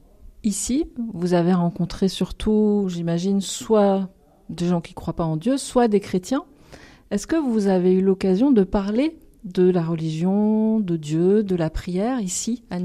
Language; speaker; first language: French; native; French